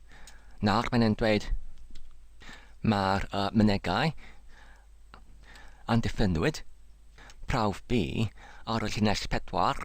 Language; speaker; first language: Welsh; non-native, learner; English